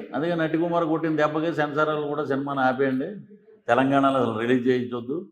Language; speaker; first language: Telugu; native; Telugu